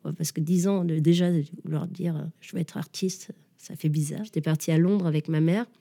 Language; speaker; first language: French; early bilingual, other home language; Danish